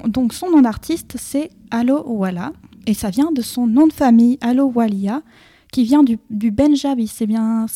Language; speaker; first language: French; native; French